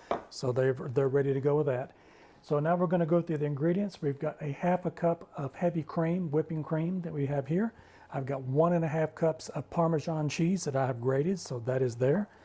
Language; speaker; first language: English; native; English